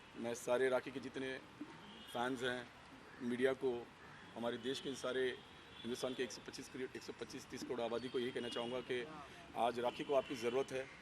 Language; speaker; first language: Hindi; native; Hindi